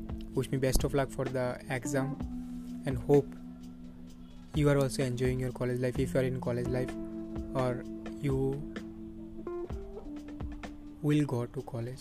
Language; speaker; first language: English; non-native, local second language; Bangla